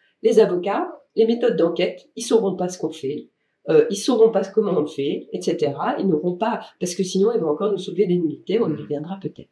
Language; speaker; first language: French; native; French